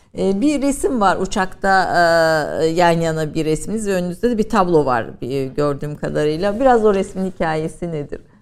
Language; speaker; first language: Turkish; native; Turkish